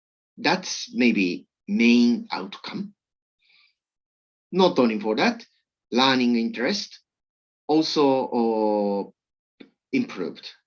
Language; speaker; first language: English; non-native, learner; Japanese